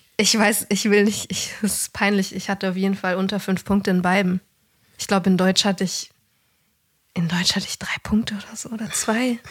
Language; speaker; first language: German; native; German